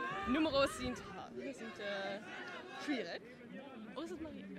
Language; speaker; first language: German; non-native, learner; Dutch